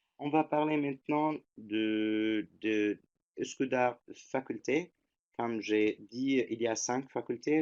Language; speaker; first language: French; non-native, fluent; Turkish